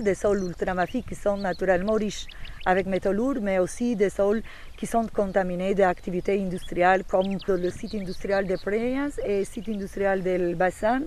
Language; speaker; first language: French; non-native, fluent; Albanian